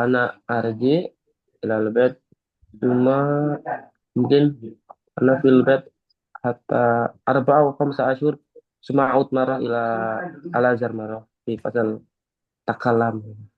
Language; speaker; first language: Arabic; non-native, learner; Indonesian